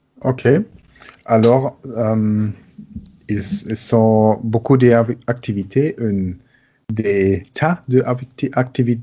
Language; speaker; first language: French; non-native, learner; German